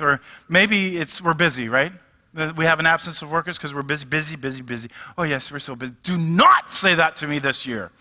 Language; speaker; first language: English; native; English